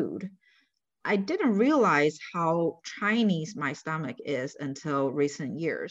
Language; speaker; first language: English; non-native, fluent; Chinese